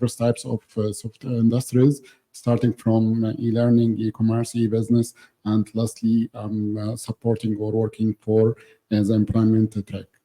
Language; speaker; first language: English; non-native, fluent; Arabic